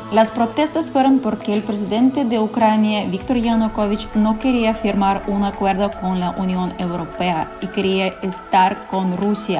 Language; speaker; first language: Spanish; non-native, fluent; Ukrainian